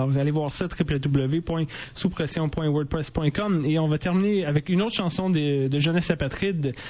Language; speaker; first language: French; native; French